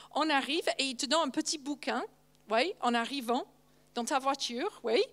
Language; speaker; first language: French; non-native, fluent; English